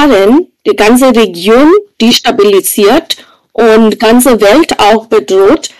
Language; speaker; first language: German; non-native, fluent; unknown